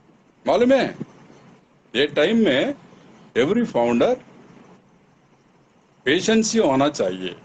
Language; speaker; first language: Hindi; non-native, local second language; Telugu